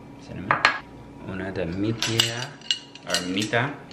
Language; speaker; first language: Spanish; non-native, learner; English